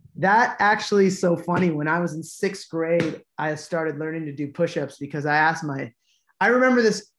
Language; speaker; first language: English; native; English